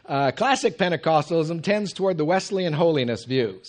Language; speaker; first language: English; native; English